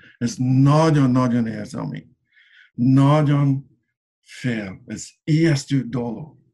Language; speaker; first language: Hungarian; non-native, learner; English